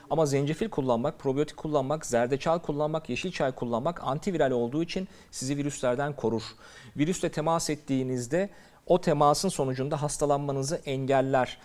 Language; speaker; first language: Turkish; native; Turkish